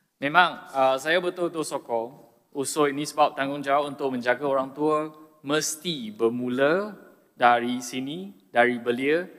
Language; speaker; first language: Malay; non-native, local second language; Chinese